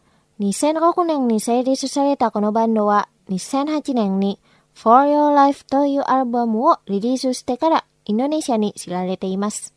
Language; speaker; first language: Japanese; non-native, fluent; Indonesian